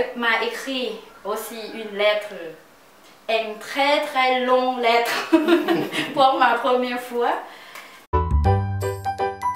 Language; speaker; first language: French; non-native, learner; Lao